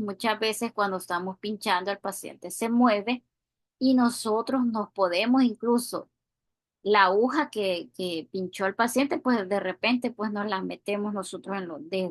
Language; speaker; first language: Spanish; native; Spanish